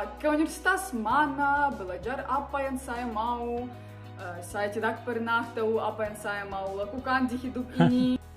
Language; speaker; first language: Indonesian; non-native, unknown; Ukrainian